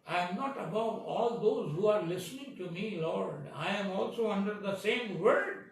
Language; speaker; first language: English; non-native, local second language; Hindi